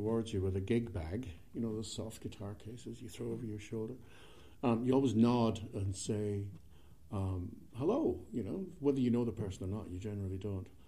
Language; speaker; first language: English; native; English